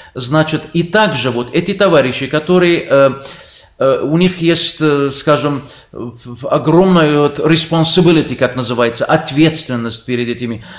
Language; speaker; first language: Russian; non-native, fluent; Arabic